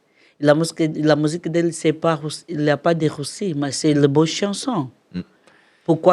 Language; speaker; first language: French; non-native, learner; Portuguese